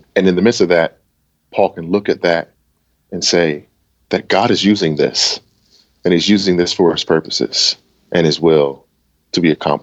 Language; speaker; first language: English; native; English